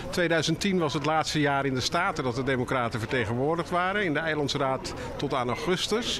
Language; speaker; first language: Dutch; native; Dutch